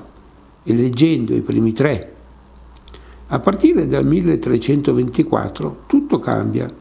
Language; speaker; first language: Italian; native; Italian